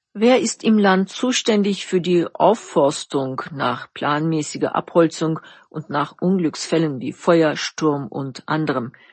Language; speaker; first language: German; non-native, fluent; Turkish